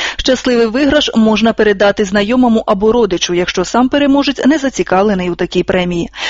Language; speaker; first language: Ukrainian; native; Ukrainian